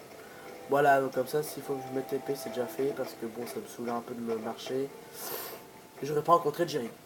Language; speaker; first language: French; native; French